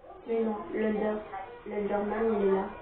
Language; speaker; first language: French; native; French